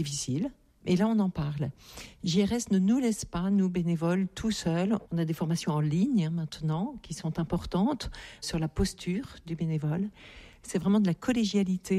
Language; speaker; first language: French; native; French